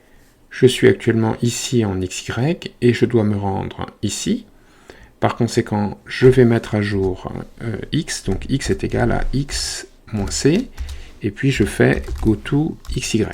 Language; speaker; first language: French; native; French